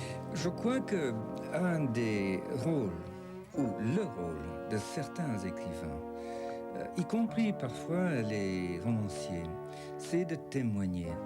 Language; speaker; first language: French; non-native, fluent; English